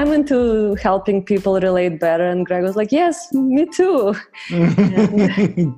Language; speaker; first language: English; non-native, fluent; Russian